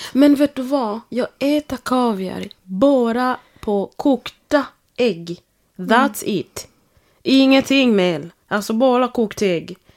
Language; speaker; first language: Swedish; non-native, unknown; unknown